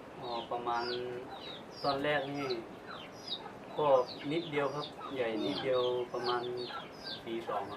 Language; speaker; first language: Thai; native; Thai